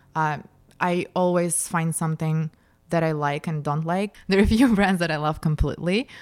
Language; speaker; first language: English; non-native, fluent; Russian